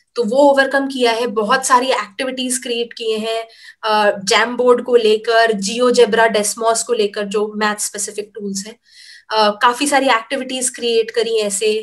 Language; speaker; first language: Hindi; native; Hindi